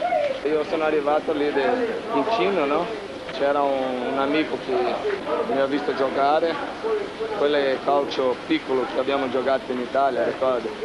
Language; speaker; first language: Italian; non-native, fluent; Portuguese